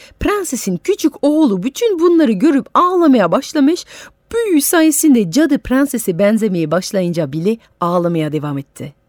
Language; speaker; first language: Turkish; non-native, fluent; French